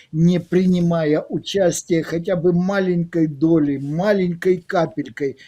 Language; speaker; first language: Russian; native; Russian